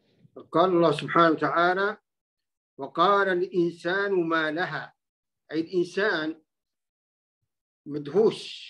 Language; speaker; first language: Arabic; native; Arabic